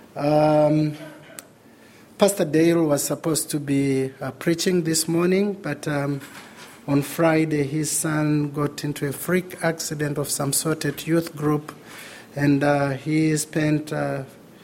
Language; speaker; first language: English; non-native, local second language; Shona